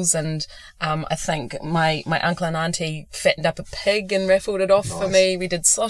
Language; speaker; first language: English; native; English